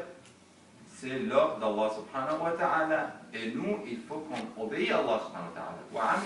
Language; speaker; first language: French; non-native, fluent; Arabic